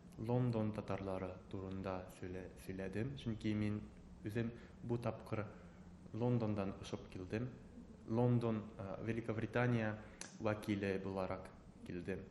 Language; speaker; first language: Tatar; non-native, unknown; Japanese